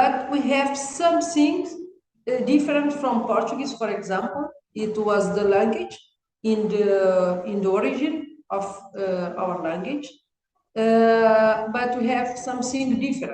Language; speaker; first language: English; non-native, learner; Kabuverdianu